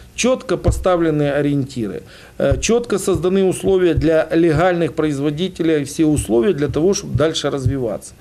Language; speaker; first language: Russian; native; Russian